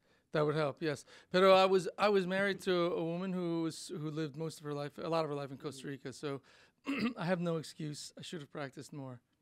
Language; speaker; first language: English; native; English